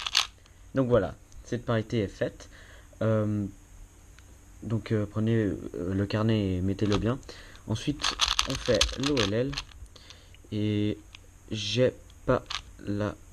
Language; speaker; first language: French; native; French